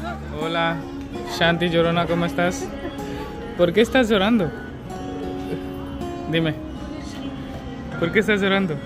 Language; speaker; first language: Spanish; non-native, learner; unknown